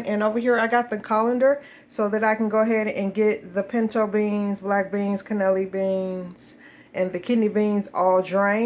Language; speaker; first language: English; native; English